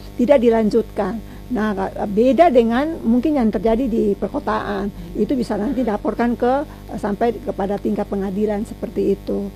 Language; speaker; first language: Indonesian; native; Indonesian